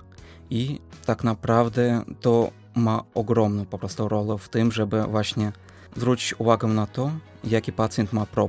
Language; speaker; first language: Polish; non-native, fluent; Russian